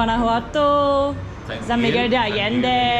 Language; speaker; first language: Spanish; non-native, learner; Korean